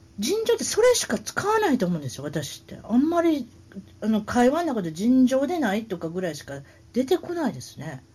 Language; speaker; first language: Japanese; native; Japanese